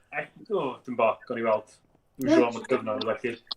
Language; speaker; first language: Welsh; native; Welsh